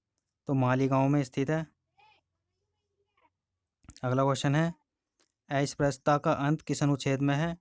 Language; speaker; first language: Hindi; native; Hindi